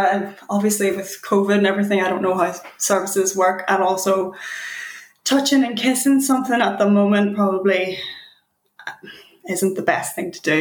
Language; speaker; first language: English; native; English